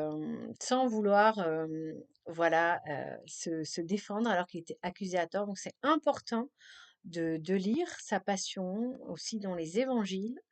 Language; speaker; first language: French; native; French